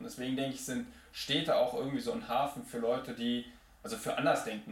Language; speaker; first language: German; native; German